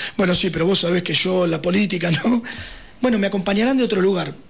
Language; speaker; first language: Spanish; native; Spanish